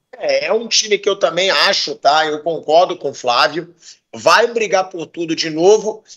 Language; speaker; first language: Portuguese; native; Portuguese